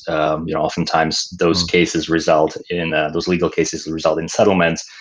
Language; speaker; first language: English; non-native, fluent; Slovak